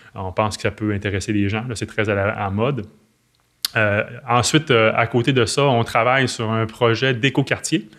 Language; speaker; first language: French; native; French